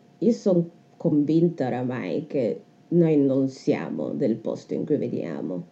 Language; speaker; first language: Italian; native; Italian